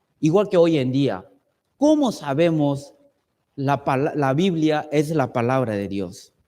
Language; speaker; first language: Spanish; non-native, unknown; Chinese